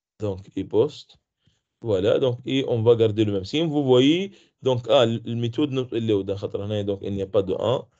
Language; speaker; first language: French; non-native, local second language; Arabic